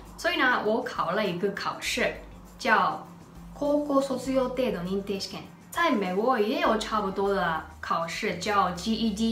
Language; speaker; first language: Chinese; non-native, fluent; Japanese